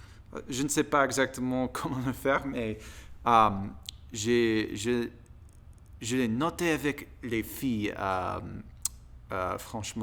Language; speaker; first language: French; non-native, learner; English